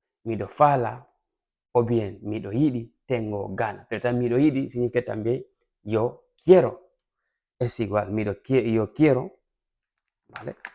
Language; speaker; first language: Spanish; non-native, fluent; Fula